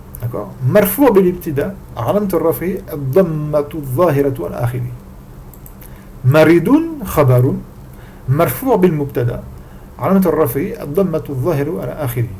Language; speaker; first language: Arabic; non-native, fluent; French